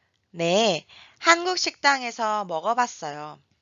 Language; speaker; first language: Korean; native; Korean